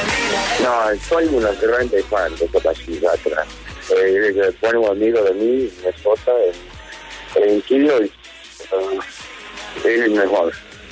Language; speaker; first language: Spanish; non-native, learner; English